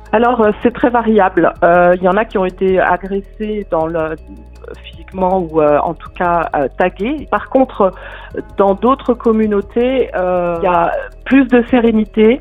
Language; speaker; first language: French; native; French